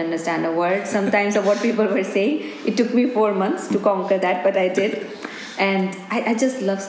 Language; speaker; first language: English; non-native, local second language; Hindi